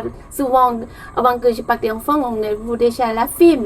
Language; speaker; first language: French; non-native, learner; Thai